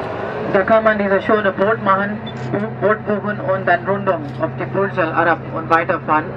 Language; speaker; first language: German; non-native, fluent; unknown